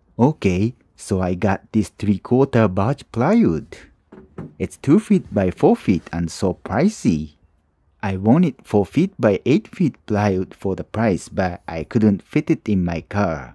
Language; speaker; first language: English; non-native, fluent; Japanese